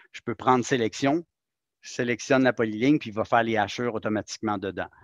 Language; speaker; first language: French; native; French